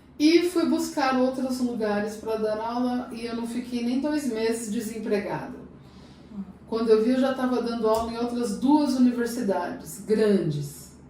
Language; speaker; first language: Portuguese; native; Portuguese